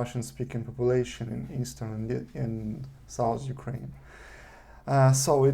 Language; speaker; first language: English; non-native, learner; Russian